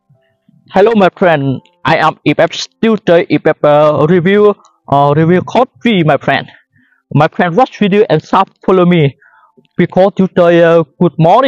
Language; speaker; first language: English; non-native, learner; Vietnamese